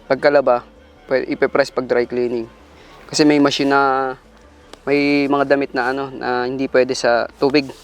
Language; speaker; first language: Filipino; native; Filipino